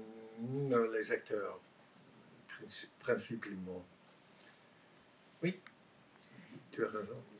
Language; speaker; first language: French; non-native, learner; English